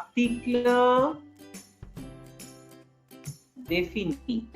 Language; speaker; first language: French; non-native, fluent; Bangla